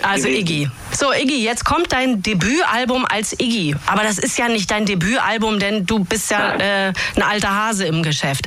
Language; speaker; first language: German; native; German